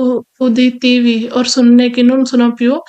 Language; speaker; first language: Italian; non-native, fluent; Urdu